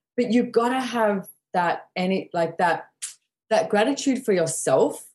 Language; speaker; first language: English; native; English